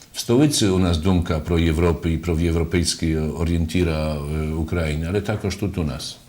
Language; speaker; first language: Ukrainian; non-native, fluent; Polish